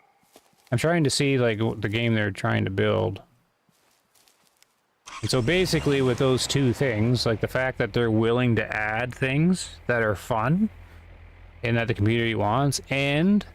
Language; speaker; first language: English; native; English